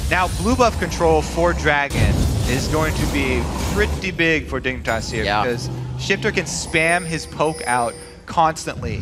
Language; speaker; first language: English; native; English